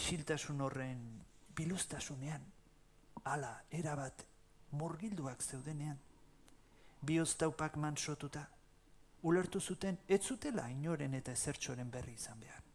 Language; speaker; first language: Basque; native; Basque